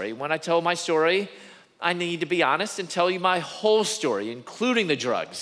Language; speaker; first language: English; native; English